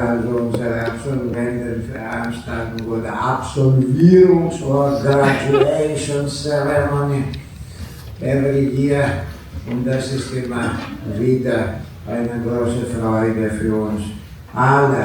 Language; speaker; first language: German; native; German